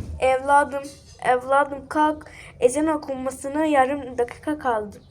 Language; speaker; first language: Turkish; early bilingual, other home language; Arabic